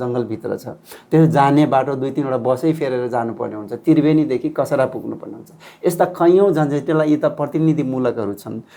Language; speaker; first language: Nepali; non-native, local second language; Rana Tharu